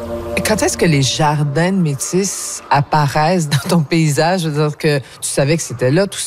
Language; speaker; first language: French; native; French